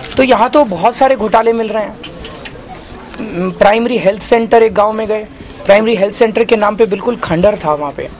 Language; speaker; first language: Hindi; native; Hindi